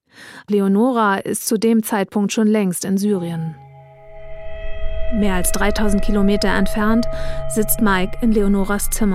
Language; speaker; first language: German; native; German